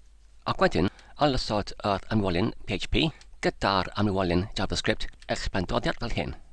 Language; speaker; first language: Welsh; non-native, learner; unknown